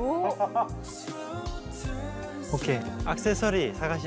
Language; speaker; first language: Japanese; non-native, learner; Korean